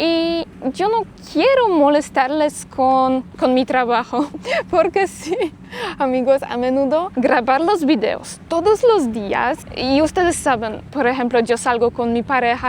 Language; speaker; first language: Spanish; non-native, fluent; Polish